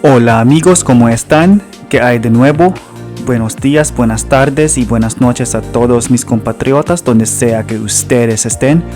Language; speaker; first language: Spanish; non-native, fluent; Filipino